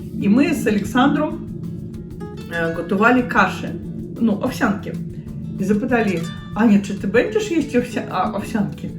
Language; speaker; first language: Polish; non-native, learner; Russian